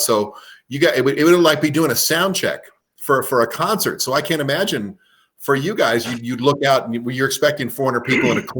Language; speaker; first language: English; native; English